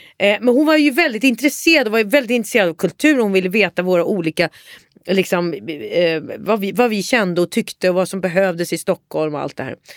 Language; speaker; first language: Swedish; native; Swedish